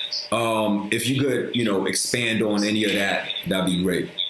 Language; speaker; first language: English; early bilingual, other home language; Korean